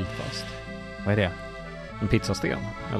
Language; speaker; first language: Swedish; native; Swedish